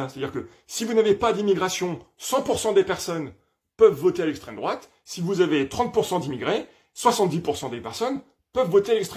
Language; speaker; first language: French; native; French